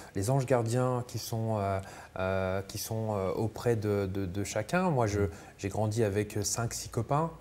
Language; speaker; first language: French; native; French